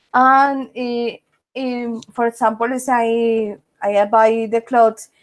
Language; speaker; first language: English; non-native, learner; Spanish